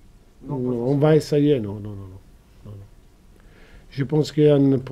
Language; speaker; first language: French; non-native, fluent; Italian